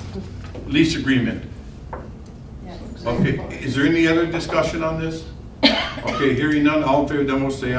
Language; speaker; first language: English; native; English